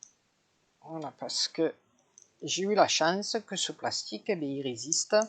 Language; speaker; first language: French; native; French